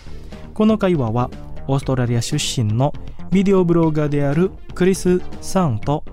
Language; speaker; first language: Japanese; non-native, fluent; Indonesian